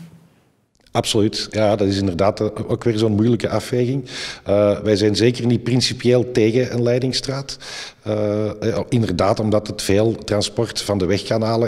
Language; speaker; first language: Dutch; native; Dutch